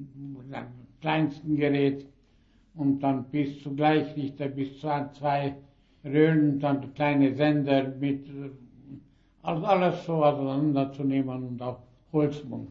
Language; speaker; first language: German; early bilingual, heritage; German